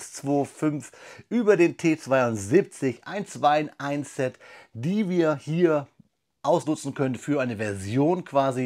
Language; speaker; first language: German; native; German